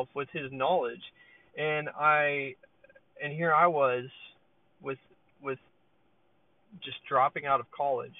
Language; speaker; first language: English; native; English